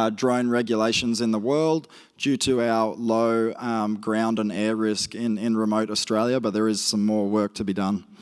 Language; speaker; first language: English; native; English